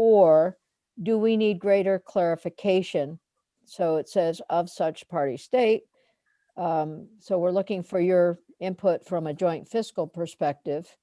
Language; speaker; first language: English; native; English